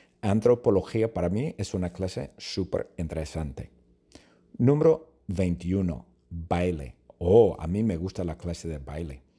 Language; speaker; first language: Spanish; non-native, fluent; English